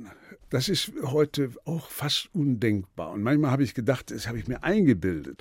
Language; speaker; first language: German; native; German